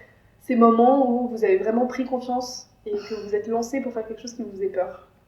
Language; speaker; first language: French; native; French